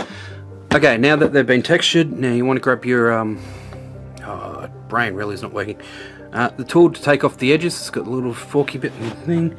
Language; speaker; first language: English; native; English